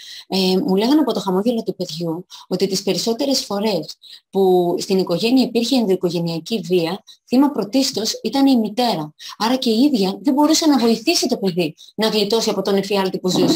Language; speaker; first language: Greek; native; Greek